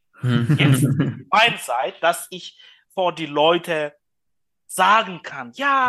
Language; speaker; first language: German; non-native, learner; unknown